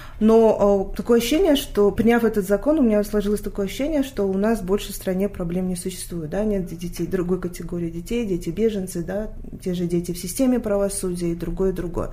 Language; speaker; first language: Russian; non-native, local second language; Tajik